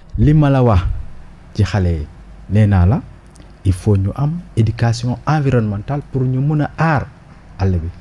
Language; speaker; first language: Wolof; non-native, local second language; Jola-Fonyi